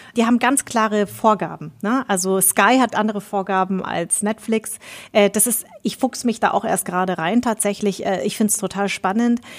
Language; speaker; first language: German; early bilingual, other home language; Vietnamese